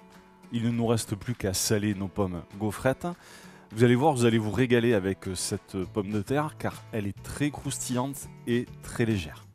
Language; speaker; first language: French; native; French